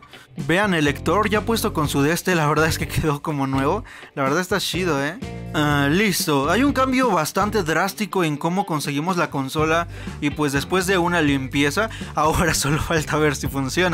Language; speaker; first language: Spanish; native; Spanish